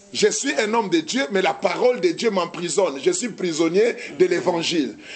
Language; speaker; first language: French; non-native, local second language; Lingala